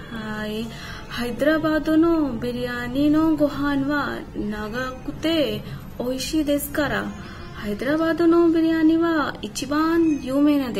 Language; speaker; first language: Japanese; non-native, learner; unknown